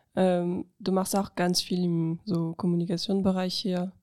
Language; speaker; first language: German; non-native, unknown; French